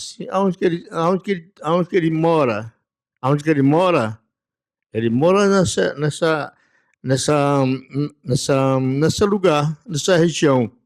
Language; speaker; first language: Portuguese; non-native, local second language; Yanomámi